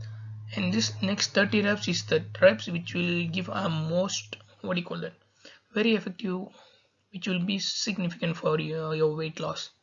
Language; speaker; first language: English; non-native, local second language; Tamil